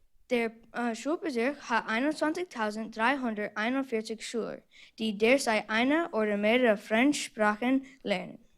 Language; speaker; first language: German; non-native, learner; English